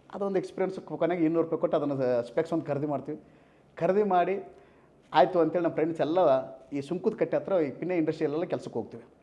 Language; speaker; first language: Kannada; native; Kannada